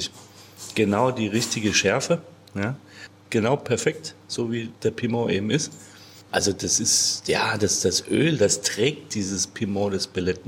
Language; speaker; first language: German; native; German